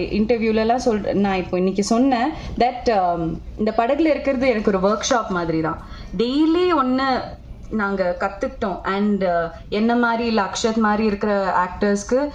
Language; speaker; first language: Tamil; non-native, local second language; Malayalam